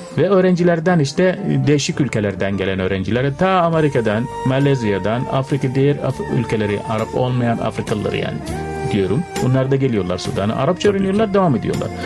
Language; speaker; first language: Turkish; non-native, fluent; Arabic